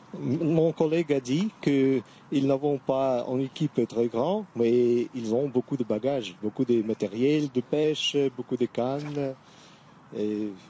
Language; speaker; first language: French; non-native, fluent; Russian